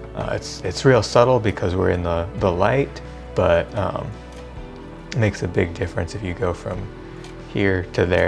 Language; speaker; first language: English; native; English